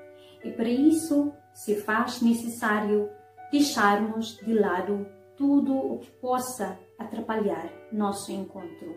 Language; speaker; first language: Portuguese; non-native, fluent; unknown